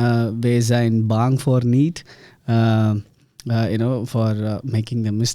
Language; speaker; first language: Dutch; non-native, learner; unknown